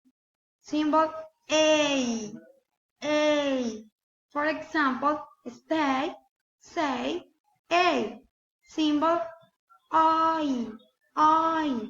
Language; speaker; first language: English; non-native, learner; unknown